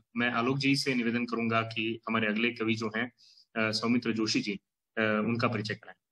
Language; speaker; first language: Hindi; non-native, local second language; Marathi